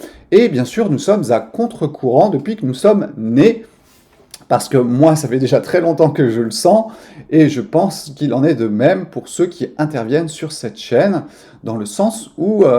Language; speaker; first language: French; native; French